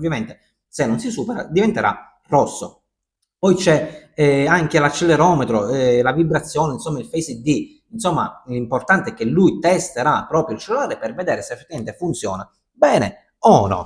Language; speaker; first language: Italian; native; Italian